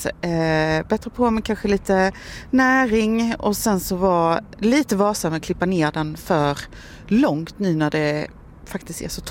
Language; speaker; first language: Swedish; native; Swedish